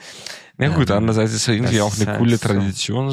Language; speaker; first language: German; non-native, fluent; Romanian